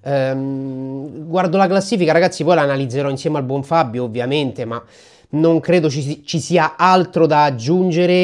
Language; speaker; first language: Italian; native; Italian